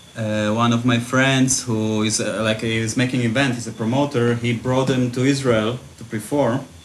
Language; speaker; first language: English; early bilingual, other home language; Russian